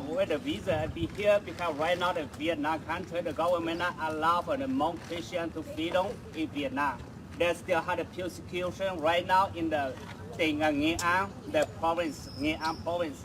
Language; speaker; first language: English; non-native, learner; Hmong